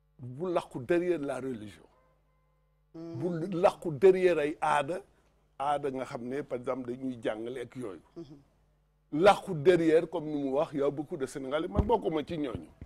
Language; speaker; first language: Wolof; non-native, local second language; Fula